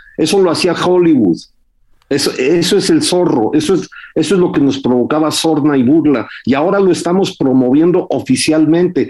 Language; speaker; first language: Spanish; early bilingual, heritage; Spanish